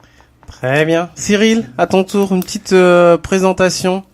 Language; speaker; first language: French; native; French